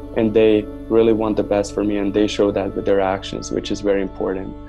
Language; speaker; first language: English; non-native, fluent; Serbian